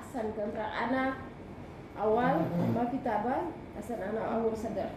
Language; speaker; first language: Arabic; non-native, learner; Indonesian